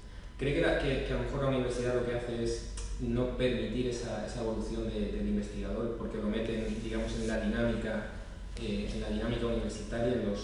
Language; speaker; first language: Spanish; native; Spanish